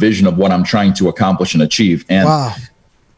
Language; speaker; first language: English; early bilingual, other home language; Romanian